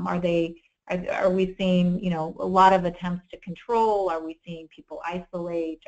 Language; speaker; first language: English; native; English